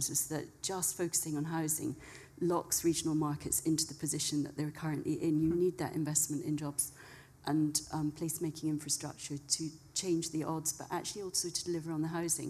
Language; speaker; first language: English; native; English